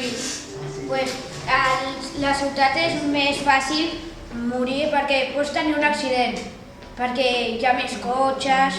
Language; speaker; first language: Catalan; non-native, local second language; Spanish